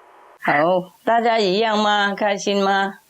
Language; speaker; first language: Chinese; non-native, fluent; Vietnamese